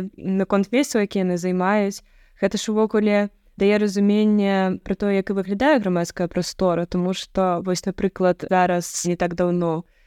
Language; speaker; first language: Belarusian; native; Belarusian